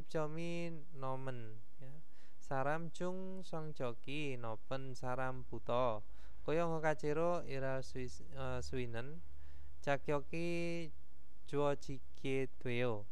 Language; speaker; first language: Korean; non-native, fluent; Indonesian